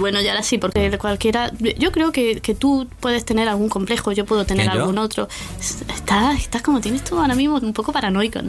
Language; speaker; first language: Spanish; native; Spanish